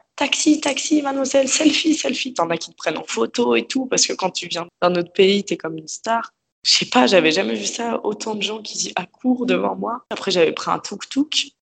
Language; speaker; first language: French; native; French